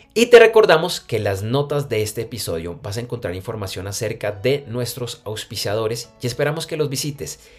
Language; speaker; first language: Spanish; native; Spanish